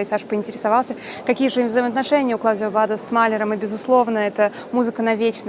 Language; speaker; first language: Russian; native; Russian